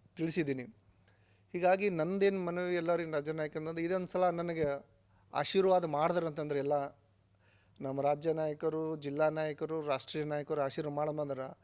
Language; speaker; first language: Kannada; non-native, local second language; Lambadi